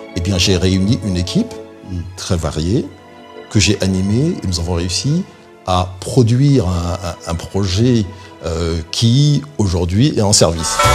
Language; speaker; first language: French; early bilingual, other home language; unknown